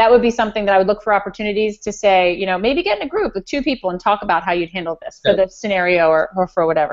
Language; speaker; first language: English; native; English